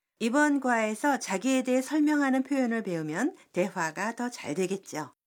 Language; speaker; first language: Korean; native; Korean